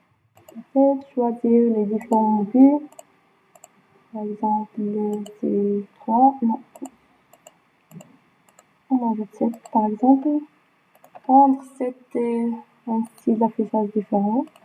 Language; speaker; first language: French; non-native, local second language; Arabic